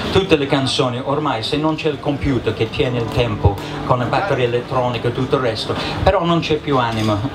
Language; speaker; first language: Italian; non-native, fluent; English